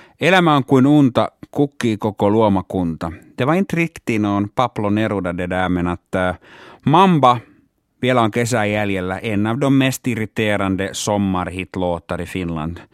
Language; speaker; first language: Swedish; non-native, local second language; Finnish